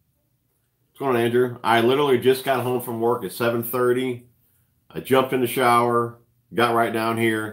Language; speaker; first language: English; native; English